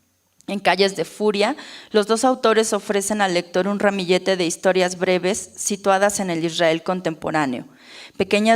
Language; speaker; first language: Spanish; native; Spanish